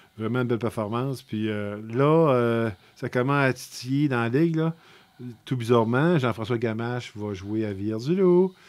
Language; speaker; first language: French; native; French